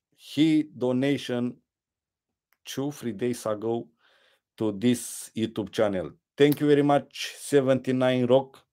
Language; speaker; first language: English; non-native, learner; Romanian